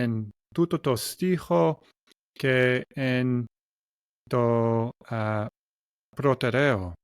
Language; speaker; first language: Greek; non-native, learner; English